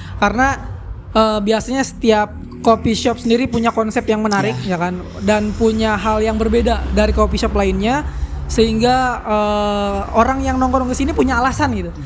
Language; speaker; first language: Indonesian; native; Indonesian